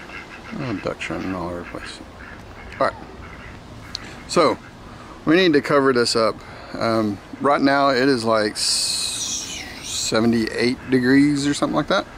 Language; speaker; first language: English; native; English